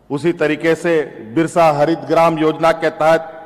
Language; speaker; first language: Hindi; native; Hindi